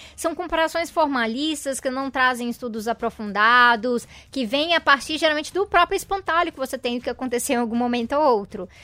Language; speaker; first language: Portuguese; native; Portuguese